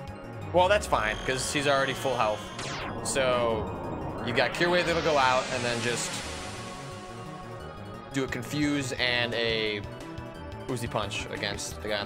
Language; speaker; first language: English; native; English